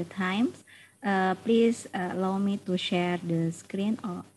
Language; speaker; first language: English; non-native, learner; Indonesian